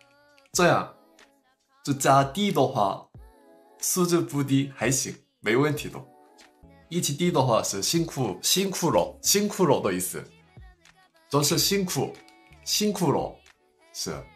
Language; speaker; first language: Chinese; non-native, fluent; Korean